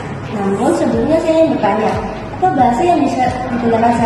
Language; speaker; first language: Indonesian; native; Indonesian